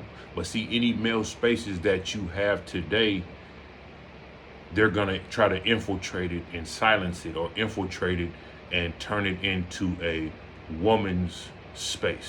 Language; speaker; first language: English; native; English